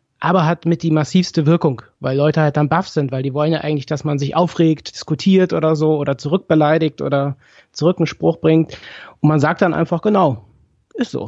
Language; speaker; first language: German; native; German